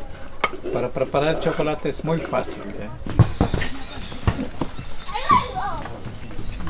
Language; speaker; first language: Spanish; non-native, learner; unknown